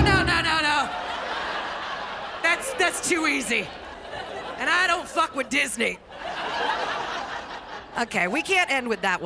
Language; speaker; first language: English; native; English